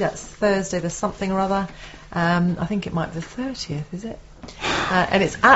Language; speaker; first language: English; native; English